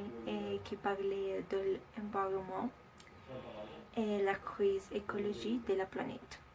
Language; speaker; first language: French; non-native, learner; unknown